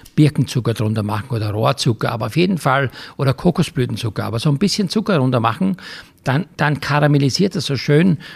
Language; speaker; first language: German; native; German